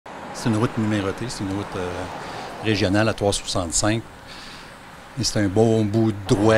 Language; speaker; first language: French; native; French